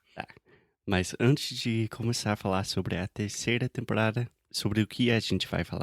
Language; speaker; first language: Portuguese; non-native, fluent; English